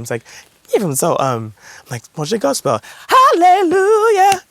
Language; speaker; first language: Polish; non-native, learner; English